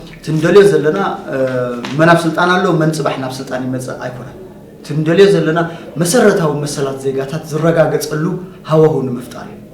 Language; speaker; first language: Tigrinya; native; Tigrinya